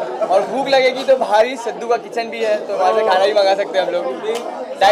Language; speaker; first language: Hindi; native; Hindi